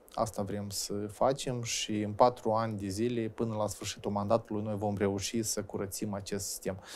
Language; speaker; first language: Romanian; native; Romanian